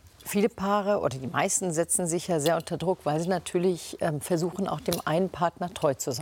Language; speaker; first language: German; native; German